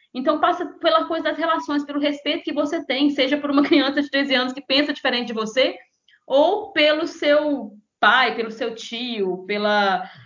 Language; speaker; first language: Portuguese; native; Portuguese